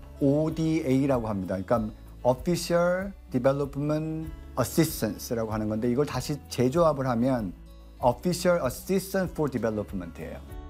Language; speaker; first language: Korean; native; Korean